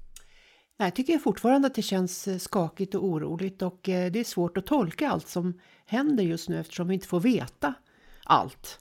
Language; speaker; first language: Swedish; native; Swedish